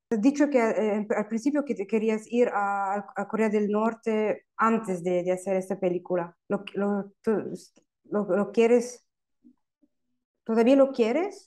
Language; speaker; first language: Spanish; non-native, fluent; German